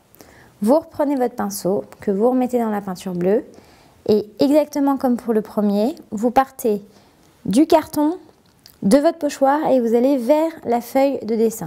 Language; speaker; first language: French; native; French